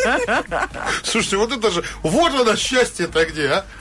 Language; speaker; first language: Russian; native; Russian